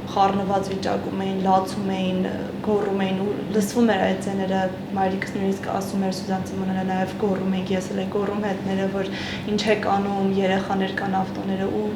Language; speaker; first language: Armenian; native; Armenian